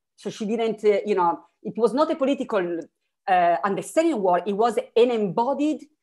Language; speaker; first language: English; non-native, fluent; Italian